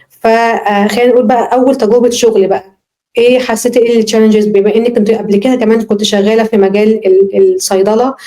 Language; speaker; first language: Arabic; native; Arabic